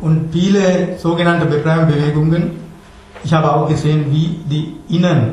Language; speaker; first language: German; non-native, learner; Sinhala